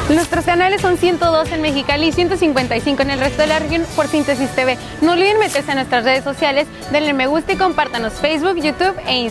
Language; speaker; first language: Spanish; native; Spanish